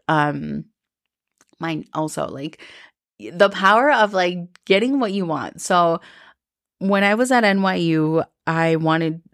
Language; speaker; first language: English; early bilingual, other home language; Spanish